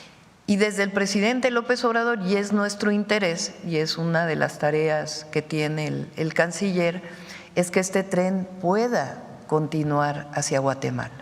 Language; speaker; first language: Spanish; native; Spanish